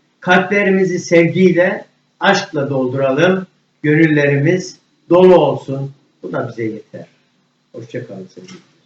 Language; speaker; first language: Turkish; native; Turkish